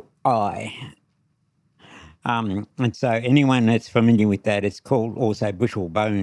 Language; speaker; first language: English; native; English